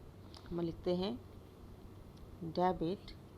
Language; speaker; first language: Hindi; native; Hindi